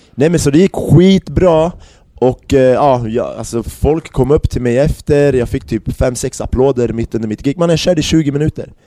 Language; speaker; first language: Swedish; native; Swedish